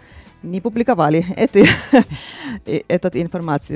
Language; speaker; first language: Russian; non-native, fluent; Finnish